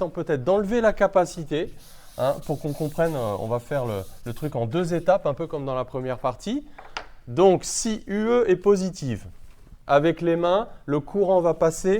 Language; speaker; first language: French; native; French